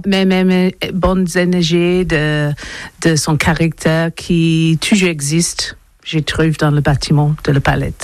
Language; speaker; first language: French; non-native, learner; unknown